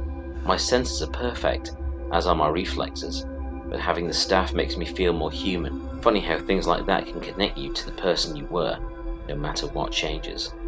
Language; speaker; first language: English; native; English